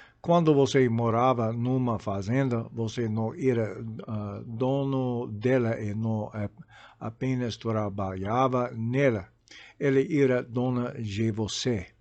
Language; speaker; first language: Portuguese; non-native, fluent; English